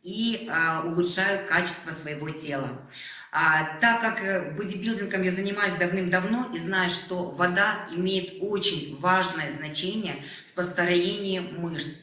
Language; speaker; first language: Russian; native; Russian